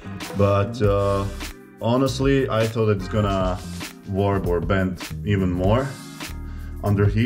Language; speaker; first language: English; non-native, fluent; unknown